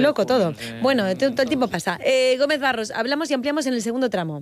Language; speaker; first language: Spanish; native; Spanish